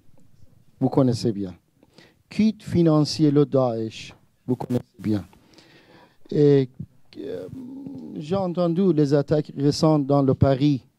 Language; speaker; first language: French; non-native, learner; Persian